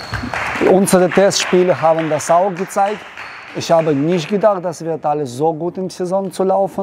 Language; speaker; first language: German; non-native, learner; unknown